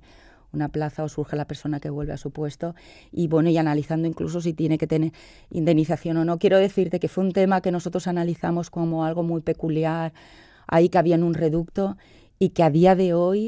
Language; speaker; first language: Spanish; native; Spanish